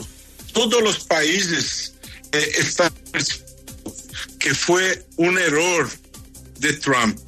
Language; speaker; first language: Spanish; non-native, fluent; Portuguese